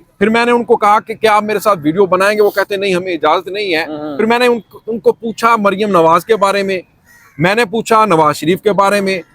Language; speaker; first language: Urdu; non-native, local second language; Punjabi